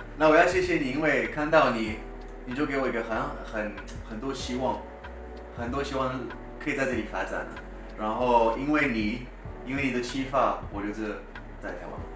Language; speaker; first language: Chinese; non-native, fluent; French